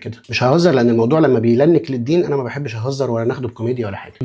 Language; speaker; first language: Arabic; native; Arabic